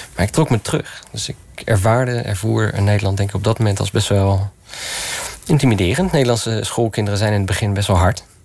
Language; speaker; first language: Dutch; early bilingual, other home language; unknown